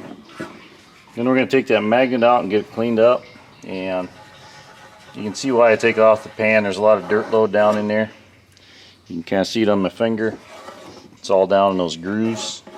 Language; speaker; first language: English; native; English